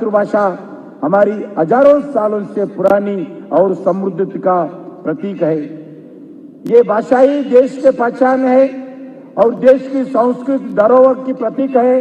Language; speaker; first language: Hindi; non-native, local second language; Telugu